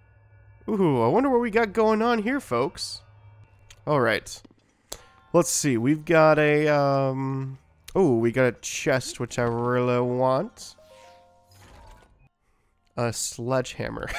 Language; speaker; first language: English; native; English